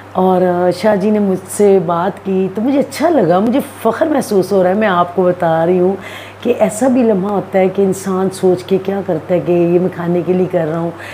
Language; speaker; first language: Urdu; non-native, local second language; Punjabi